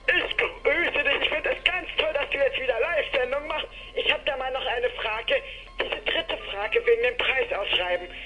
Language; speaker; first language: German; native; German